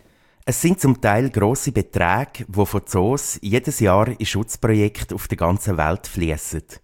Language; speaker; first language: German; native; German